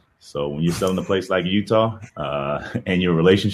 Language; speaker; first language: English; native; English